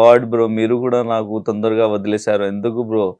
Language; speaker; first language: Telugu; non-native, learner; Hindi